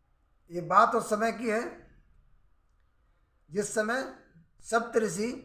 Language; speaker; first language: Hindi; native; Hindi